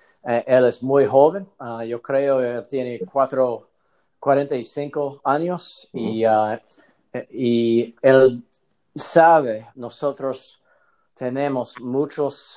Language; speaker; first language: Spanish; non-native, learner; English